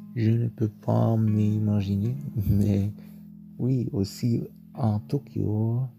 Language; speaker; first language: French; non-native, learner; German